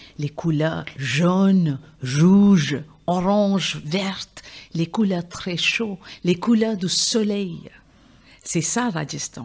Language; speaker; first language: French; non-native, fluent; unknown